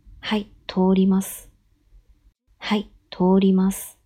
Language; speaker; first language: Japanese; non-native, fluent; Chinese